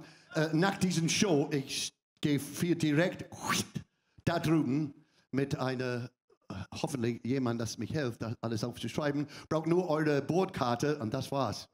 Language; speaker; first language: German; non-native, fluent; English